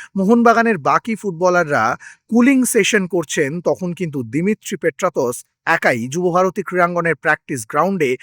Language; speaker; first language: Bangla; native; Bangla